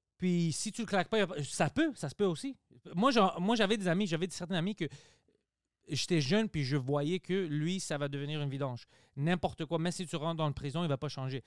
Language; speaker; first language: French; early bilingual, other home language; Greek